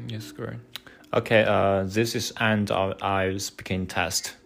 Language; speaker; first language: English; non-native, learner; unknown